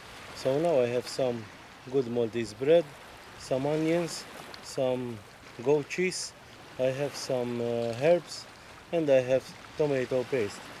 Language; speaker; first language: English; non-native, local second language; Maltese